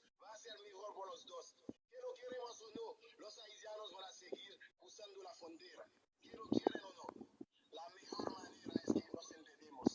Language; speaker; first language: Spanish; non-native, fluent; Haitian Creole